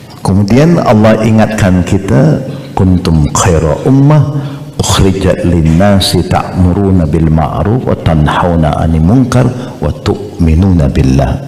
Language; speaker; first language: Malay; non-native, local second language; Chinese